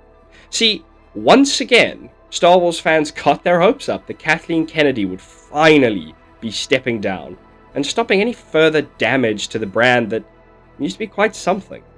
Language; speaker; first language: English; native; English